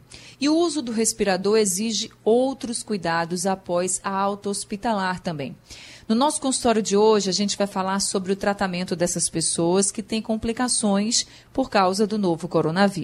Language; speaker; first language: Portuguese; native; Portuguese